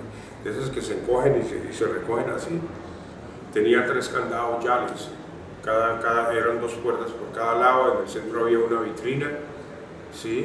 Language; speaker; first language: Spanish; native; Spanish